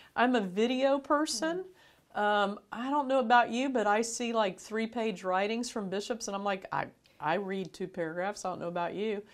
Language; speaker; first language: English; native; English